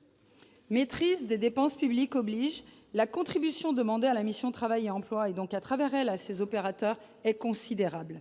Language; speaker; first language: French; native; French